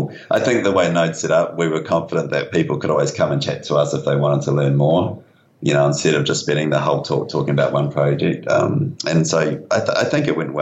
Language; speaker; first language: English; native; English